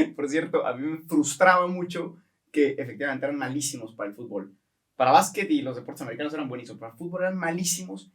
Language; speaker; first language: Spanish; native; Spanish